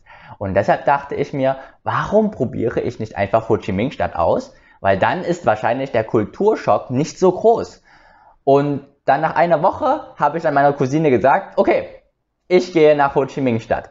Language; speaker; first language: German; early bilingual, other home language; Vietnamese